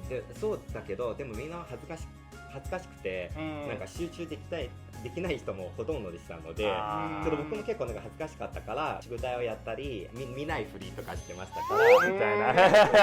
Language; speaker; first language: Japanese; non-native, fluent; Chinese